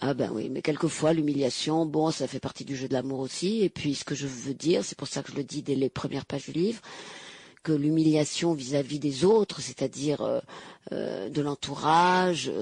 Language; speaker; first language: French; native; French